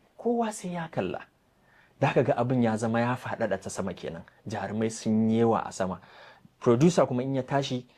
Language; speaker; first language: Hausa; non-native, local second language; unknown